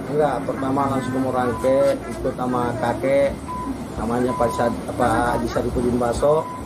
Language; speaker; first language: Indonesian; non-native, local second language; Buginese